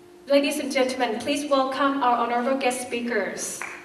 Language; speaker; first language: English; non-native, fluent; Thai